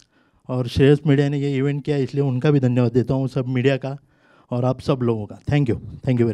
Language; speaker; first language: Hindi; non-native, local second language; Marathi